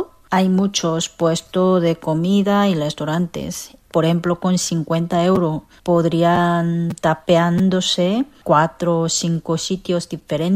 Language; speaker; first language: Spanish; non-native, fluent; Korean